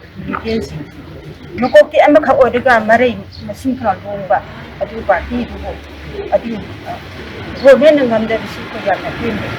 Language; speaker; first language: Manipuri; non-native, local second language; Rongmei Naga